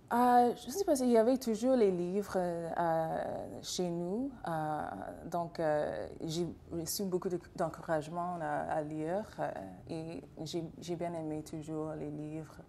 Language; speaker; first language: French; non-native, fluent; English